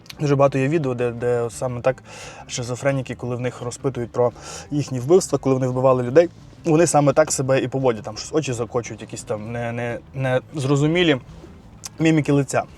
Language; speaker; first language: Ukrainian; non-native, local second language; Russian